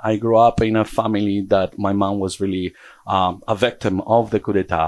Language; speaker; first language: English; early bilingual, other home language; Portuguese